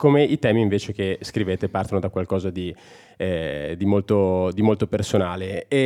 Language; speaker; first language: Italian; native; Italian